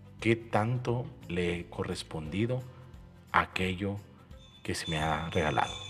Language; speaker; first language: Spanish; native; Spanish